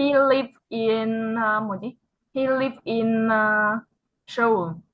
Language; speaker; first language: English; non-native, learner; Vietnamese